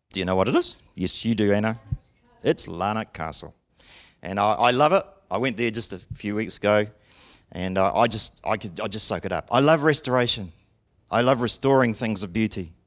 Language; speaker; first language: English; native; English